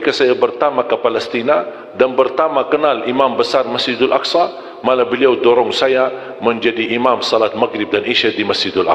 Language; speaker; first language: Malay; non-native, fluent; Arabic